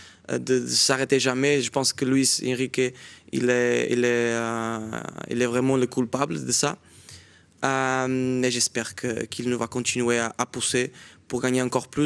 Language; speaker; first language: French; non-native, fluent; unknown